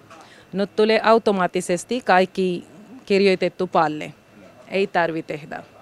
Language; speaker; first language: Finnish; non-native, learner; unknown